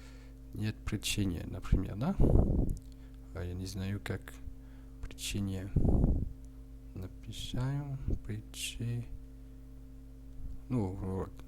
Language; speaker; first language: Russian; non-native, learner; French